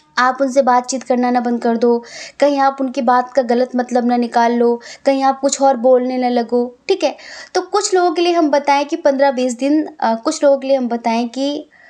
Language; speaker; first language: Hindi; native; Hindi